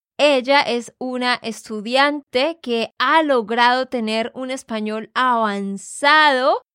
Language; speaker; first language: Spanish; native; Spanish